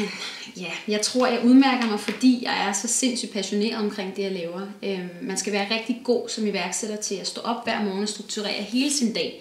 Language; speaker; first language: Danish; native; Danish